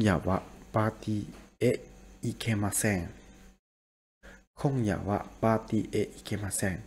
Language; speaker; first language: Japanese; non-native, fluent; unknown